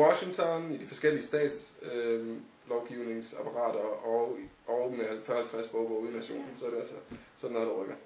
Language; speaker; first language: Danish; native; Danish